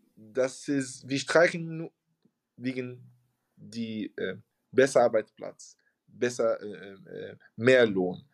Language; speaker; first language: German; non-native, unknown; Arabic